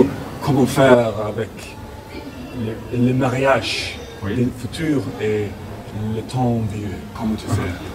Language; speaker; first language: French; non-native, learner; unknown